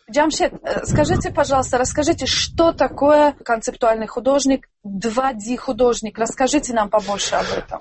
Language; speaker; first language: Russian; non-native, local second language; Tajik